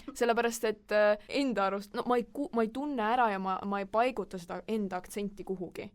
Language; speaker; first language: Estonian; native; Estonian